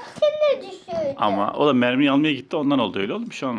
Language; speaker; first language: Turkish; native; Turkish